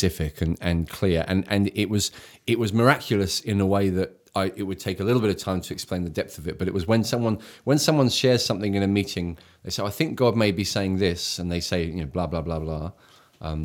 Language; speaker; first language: English; native; English